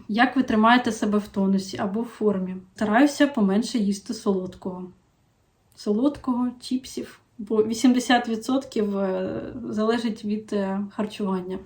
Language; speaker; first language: Ukrainian; non-native, local second language; Russian